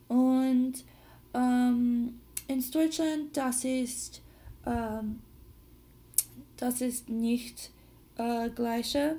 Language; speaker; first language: German; non-native, learner; English